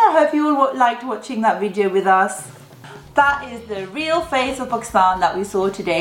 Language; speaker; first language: English; early bilingual, other home language; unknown